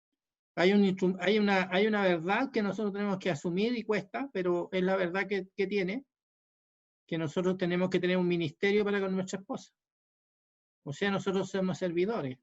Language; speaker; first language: Spanish; native; Spanish